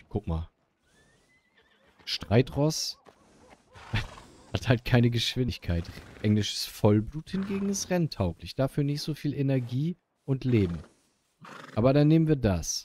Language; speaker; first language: German; native; German